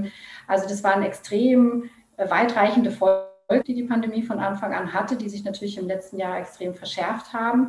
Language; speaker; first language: German; native; German